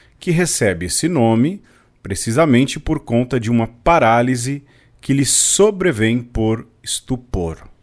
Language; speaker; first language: Portuguese; native; Portuguese